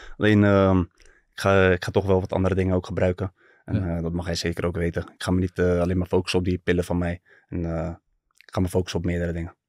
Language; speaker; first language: Dutch; early bilingual, other home language; Turkish